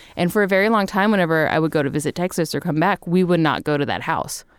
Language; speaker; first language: English; native; English